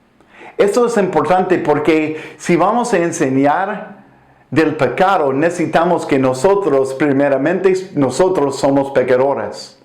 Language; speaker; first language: Spanish; non-native, fluent; English